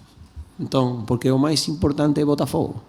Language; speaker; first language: Portuguese; non-native, learner; Spanish